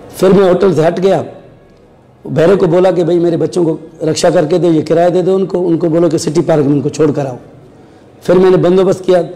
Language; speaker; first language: Urdu; non-native, local second language; Sindhi